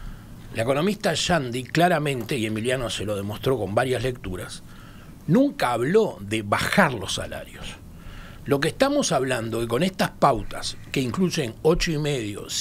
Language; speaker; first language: Spanish; native; Spanish